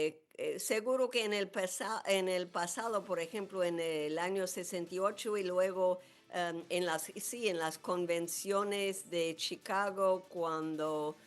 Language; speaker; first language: Spanish; non-native, fluent; English